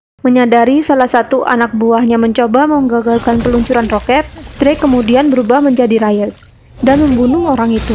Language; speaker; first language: Indonesian; native; Indonesian